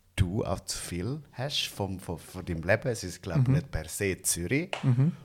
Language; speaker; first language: German; non-native, fluent; Indonesian